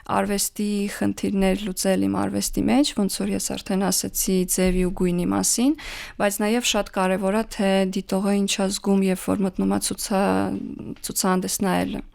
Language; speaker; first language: Armenian; early bilingual, heritage; Armenian